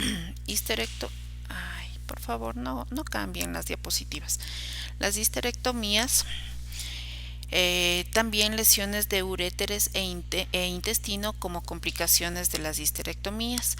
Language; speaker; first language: Spanish; native; Spanish